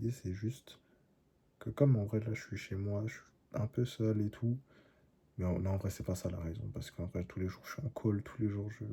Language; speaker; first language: French; native; French